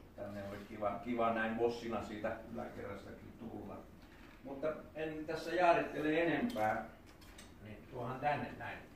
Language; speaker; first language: Finnish; native; Finnish